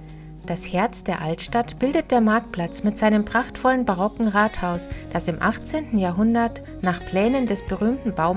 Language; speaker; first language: German; native; German